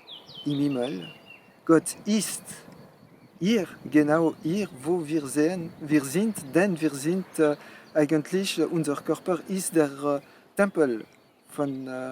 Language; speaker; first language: German; non-native, fluent; French